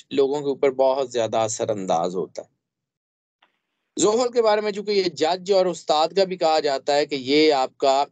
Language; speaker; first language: Urdu; native; Urdu